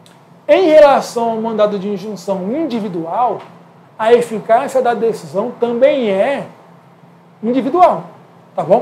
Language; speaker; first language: Portuguese; native; Portuguese